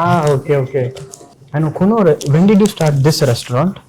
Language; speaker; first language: English; non-native, local second language; Telugu